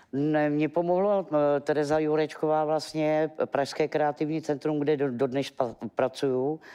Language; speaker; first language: Czech; native; Czech